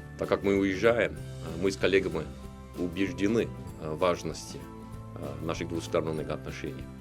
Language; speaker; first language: Russian; non-native, fluent; English